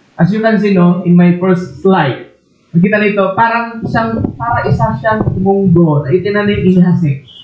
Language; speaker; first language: Filipino; non-native, local second language; Waray